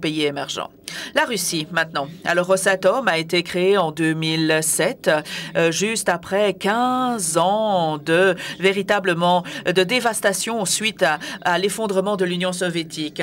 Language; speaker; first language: French; native; French